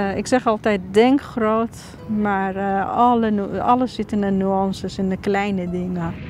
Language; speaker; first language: Dutch; non-native, fluent; Persian